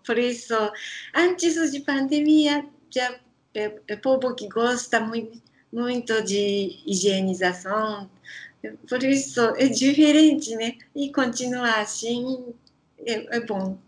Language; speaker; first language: Portuguese; non-native, learner; Japanese